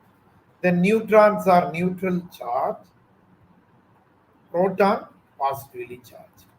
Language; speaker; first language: English; non-native, local second language; Tamil